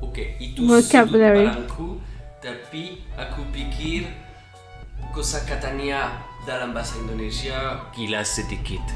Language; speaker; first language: Indonesian; non-native, learner; French